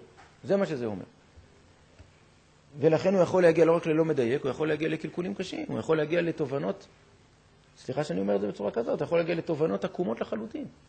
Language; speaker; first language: Hebrew; native; Hebrew